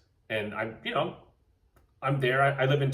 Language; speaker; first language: English; native; English